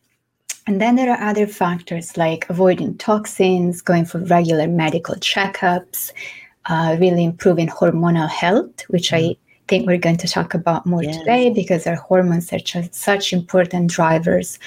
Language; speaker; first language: English; non-native, fluent; Italian